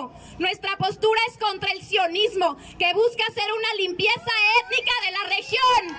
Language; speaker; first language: Spanish; native; Spanish